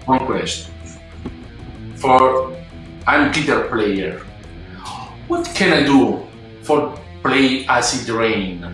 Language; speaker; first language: English; non-native, learner; Italian